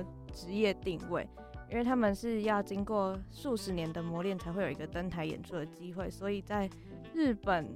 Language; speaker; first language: Chinese; native; Chinese